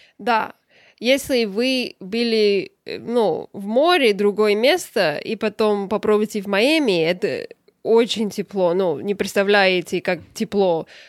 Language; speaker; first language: Russian; early bilingual, heritage; Russian